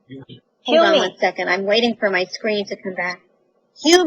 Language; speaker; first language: English; native; English